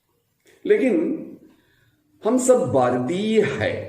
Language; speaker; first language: Hindi; non-native, local second language; Malayalam